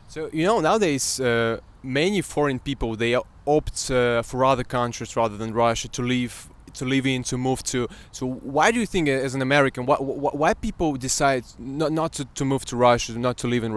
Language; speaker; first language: English; non-native, fluent; Russian